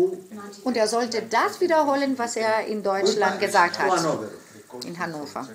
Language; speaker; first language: German; non-native, fluent; Greek